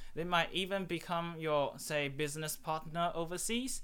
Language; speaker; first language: English; non-native, fluent; Chinese